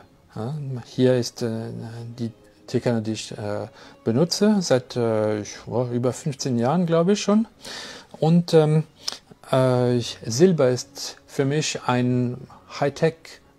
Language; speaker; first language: German; non-native, fluent; French